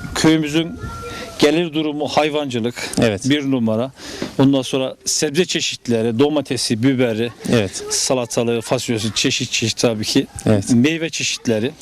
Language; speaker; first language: Turkish; native; Turkish